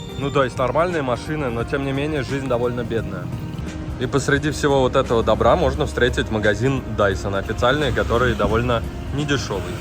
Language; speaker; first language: Russian; native; Russian